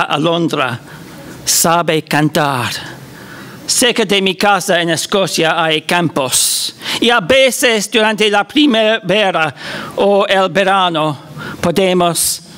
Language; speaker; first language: Spanish; non-native, fluent; English